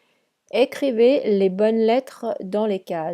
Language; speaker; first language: French; non-native, fluent; English